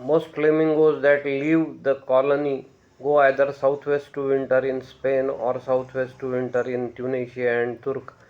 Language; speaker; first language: English; non-native, local second language; Marathi